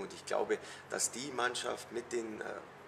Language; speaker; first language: German; native; German